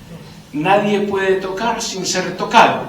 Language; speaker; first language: Spanish; native; Spanish